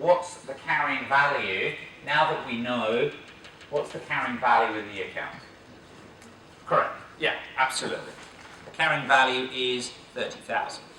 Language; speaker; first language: English; native; English